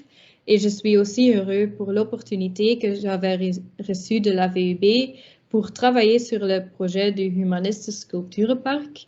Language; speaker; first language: French; non-native, local second language; Dutch